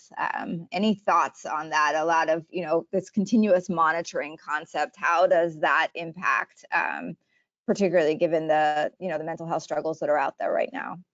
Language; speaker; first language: English; native; English